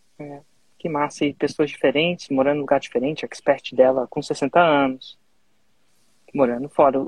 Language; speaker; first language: Portuguese; native; Portuguese